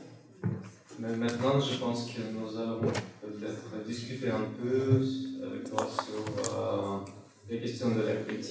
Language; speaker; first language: French; non-native, fluent; Russian